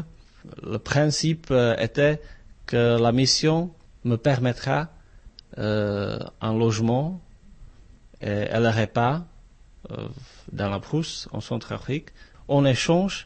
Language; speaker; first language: French; non-native, fluent; Czech